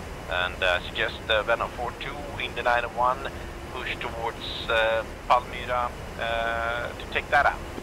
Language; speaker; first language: English; non-native, fluent; Swedish